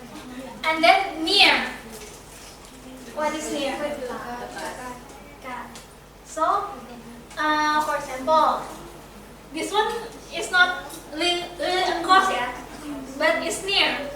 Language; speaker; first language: English; non-native, fluent; Indonesian